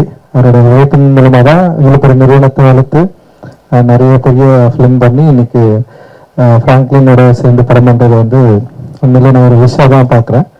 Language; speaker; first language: Tamil; native; Tamil